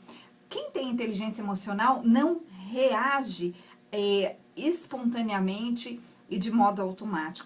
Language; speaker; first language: Portuguese; native; Portuguese